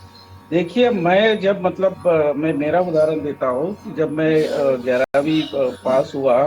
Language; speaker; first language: Hindi; native; Hindi